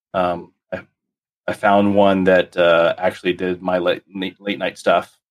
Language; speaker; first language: English; native; English